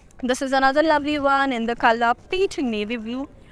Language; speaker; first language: English; non-native, local second language; Telugu